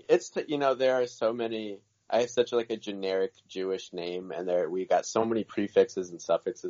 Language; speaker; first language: English; native; English